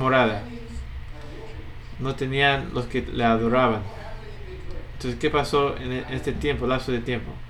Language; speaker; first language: Spanish; non-native, fluent; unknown